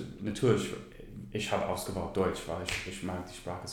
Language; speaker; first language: German; non-native, learner; English